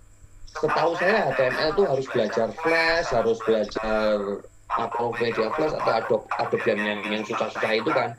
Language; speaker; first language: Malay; non-native, local second language; Javanese